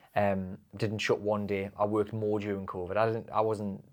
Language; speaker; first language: English; native; English